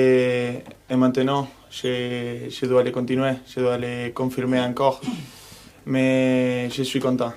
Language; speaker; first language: French; non-native, fluent; Spanish